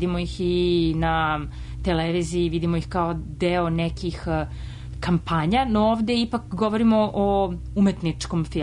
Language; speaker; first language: Serbian; native; Serbian